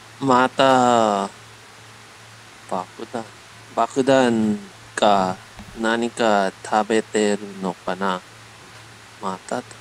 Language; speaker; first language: Japanese; non-native, learner; English